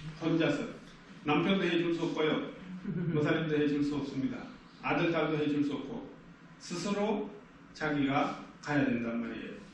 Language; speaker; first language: Korean; non-native, fluent; Sinhala